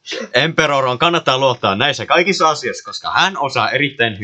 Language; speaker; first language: Finnish; native; Finnish